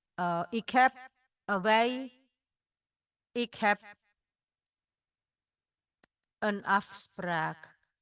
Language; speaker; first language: Dutch; non-native, fluent; Indonesian